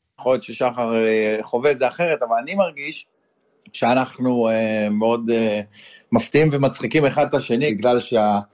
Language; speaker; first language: Hebrew; native; Hebrew